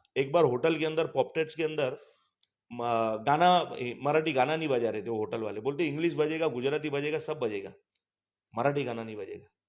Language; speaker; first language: Hindi; non-native, local second language; Gujarati